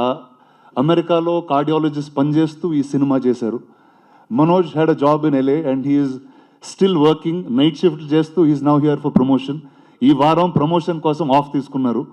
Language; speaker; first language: Telugu; native; Telugu